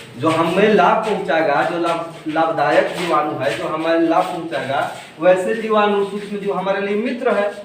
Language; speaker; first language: Hindi; native; Hindi